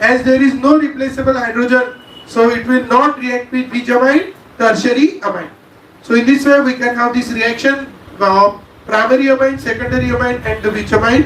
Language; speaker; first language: English; non-native, local second language; Marathi